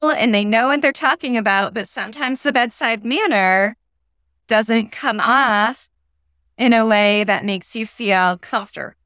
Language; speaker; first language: English; native; English